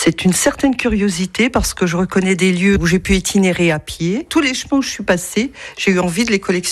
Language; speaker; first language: French; native; French